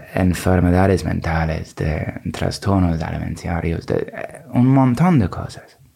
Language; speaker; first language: Spanish; non-native, fluent; English